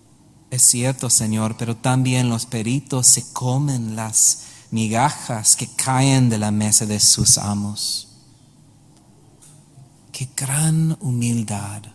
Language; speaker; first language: Spanish; non-native, learner; English